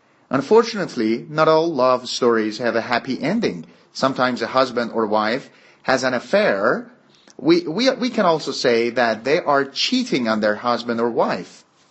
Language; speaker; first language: English; non-native, fluent; Persian